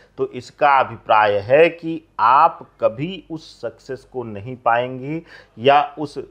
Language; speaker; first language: Hindi; native; Hindi